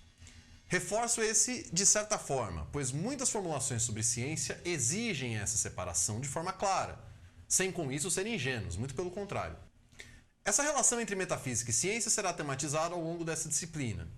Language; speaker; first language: Portuguese; native; Portuguese